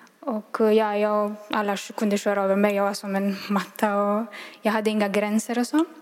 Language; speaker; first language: Swedish; non-native, fluent; Romanian